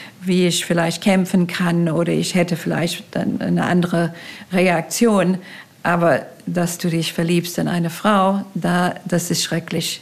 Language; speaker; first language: German; non-native, fluent; English